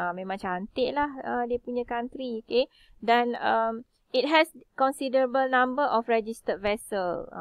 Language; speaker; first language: English; non-native, local second language; Malay